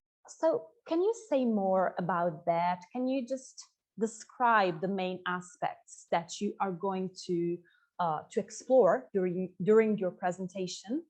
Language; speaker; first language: English; non-native, fluent; Italian